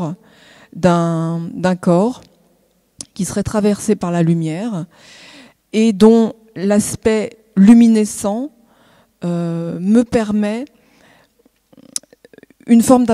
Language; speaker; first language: French; native; French